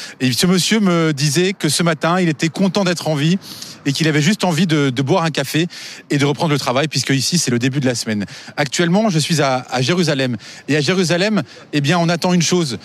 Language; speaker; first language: French; native; French